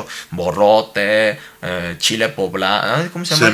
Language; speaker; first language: Spanish; non-native, learner; Cantonese